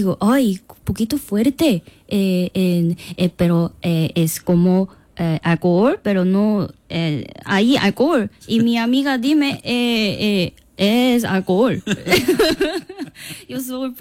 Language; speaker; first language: Spanish; non-native, learner; Korean